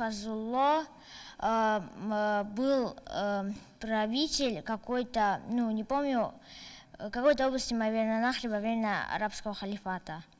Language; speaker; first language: Russian; non-native, local second language; Tajik